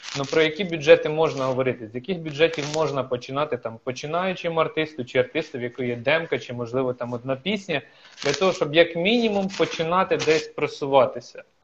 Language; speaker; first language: Ukrainian; native; Ukrainian